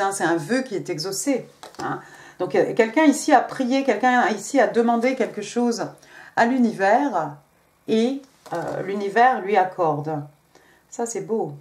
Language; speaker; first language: French; native; French